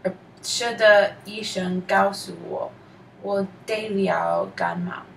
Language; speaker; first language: Chinese; non-native, learner; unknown